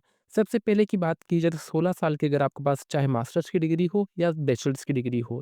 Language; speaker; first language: Hindi; non-native, local second language; Punjabi